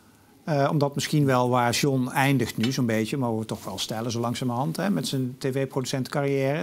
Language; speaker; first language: Dutch; native; Dutch